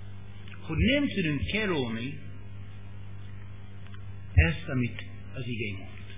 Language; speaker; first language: Hungarian; non-native, learner; English